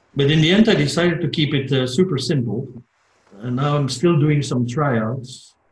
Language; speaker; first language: English; non-native, fluent; Dutch